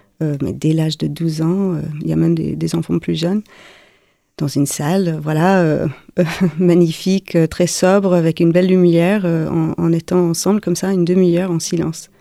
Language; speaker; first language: French; non-native, fluent; English